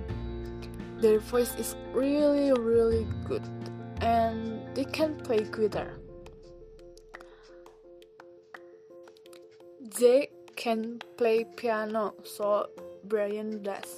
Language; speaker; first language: English; non-native, learner; Indonesian